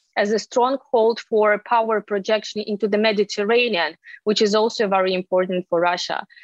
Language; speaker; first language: English; non-native, fluent; Ukrainian